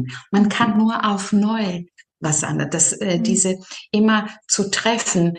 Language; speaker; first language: German; non-native, fluent; Serbian